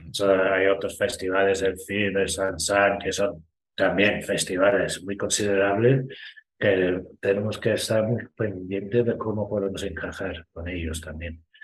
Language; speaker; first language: Spanish; non-native, fluent; English